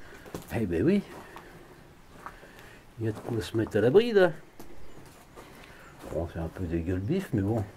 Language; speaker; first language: French; native; French